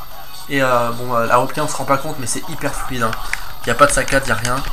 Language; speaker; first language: French; native; French